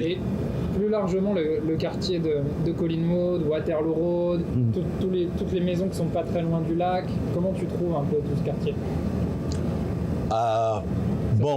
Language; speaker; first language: French; native; French